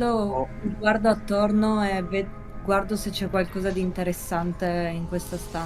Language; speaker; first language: Italian; native; Italian